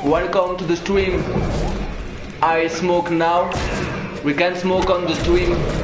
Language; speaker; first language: English; non-native, learner; French